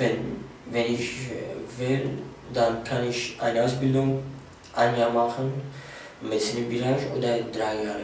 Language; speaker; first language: German; non-native, fluent; Arabic